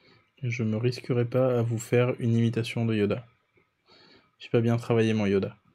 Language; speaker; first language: French; native; French